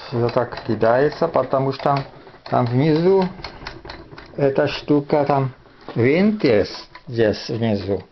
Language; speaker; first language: Russian; non-native, fluent; Czech